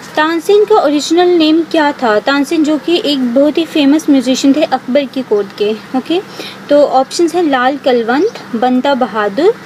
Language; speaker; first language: Hindi; native; Hindi